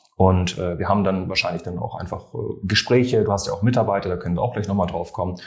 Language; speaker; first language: German; non-native, fluent; French